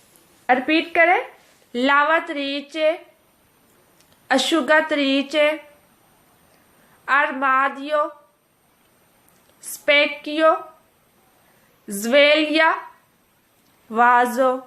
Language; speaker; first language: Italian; non-native, fluent; Urdu